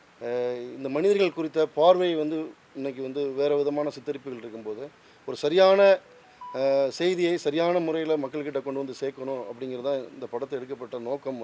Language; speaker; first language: Tamil; native; Tamil